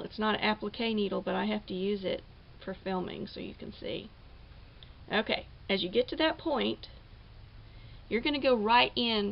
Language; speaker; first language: English; native; English